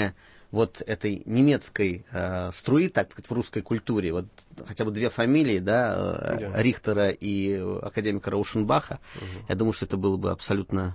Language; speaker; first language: Russian; native; Russian